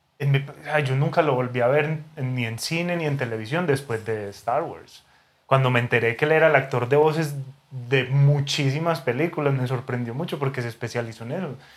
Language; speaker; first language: Spanish; native; Spanish